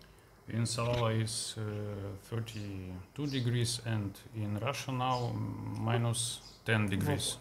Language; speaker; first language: English; non-native, learner; Russian